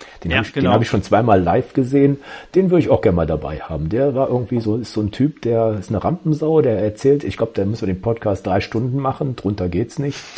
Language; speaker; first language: German; native; German